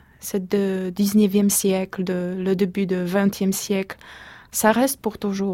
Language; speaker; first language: French; non-native, fluent; Polish